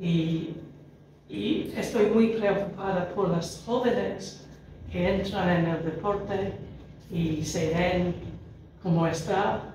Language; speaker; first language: Spanish; non-native, fluent; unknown